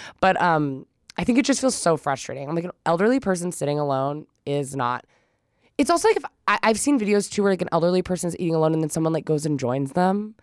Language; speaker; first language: English; native; English